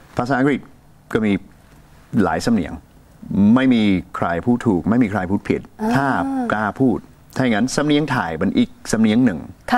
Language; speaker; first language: Thai; non-native, fluent; English